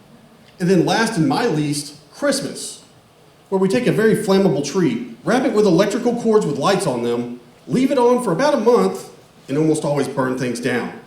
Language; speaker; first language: English; native; English